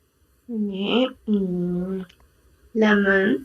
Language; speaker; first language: French; non-native, learner; Spanish